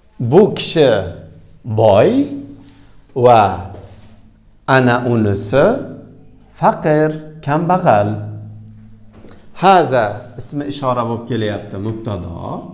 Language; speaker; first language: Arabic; non-native, fluent; Uzbek